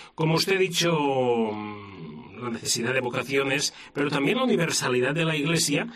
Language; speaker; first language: Spanish; non-native, local second language; Catalan